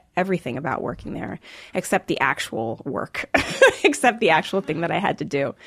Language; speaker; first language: English; native; English